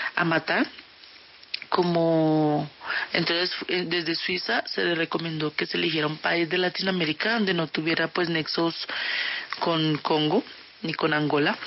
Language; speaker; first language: Spanish; early bilingual, other home language; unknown